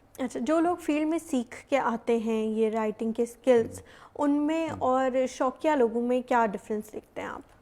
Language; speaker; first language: Urdu; native; Urdu